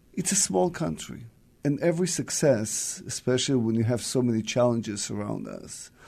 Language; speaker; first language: English; non-native, fluent; Russian